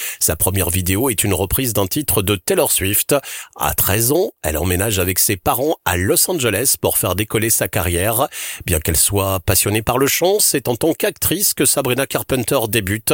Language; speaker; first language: French; native; French